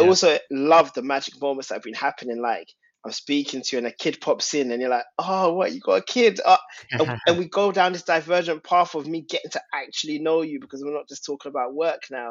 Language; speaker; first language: English; native; English